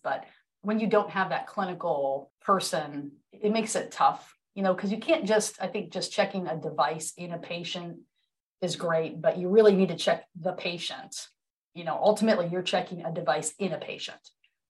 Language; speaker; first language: English; native; English